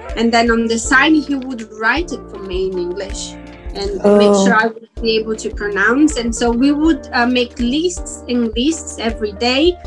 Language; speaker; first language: English; non-native, fluent; Portuguese